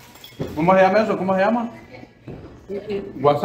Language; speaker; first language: Spanish; native; Spanish